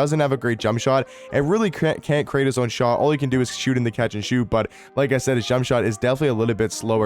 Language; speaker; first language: English; native; English